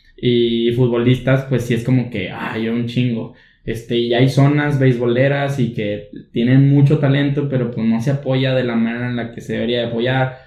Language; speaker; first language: Spanish; native; Spanish